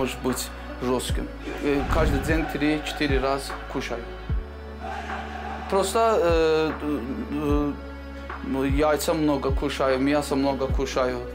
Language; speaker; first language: Russian; non-native, learner; Azerbaijani